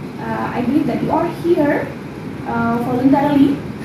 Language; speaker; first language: English; non-native, fluent; Indonesian